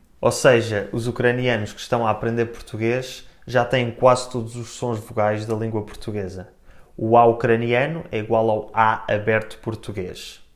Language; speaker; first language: Portuguese; native; Portuguese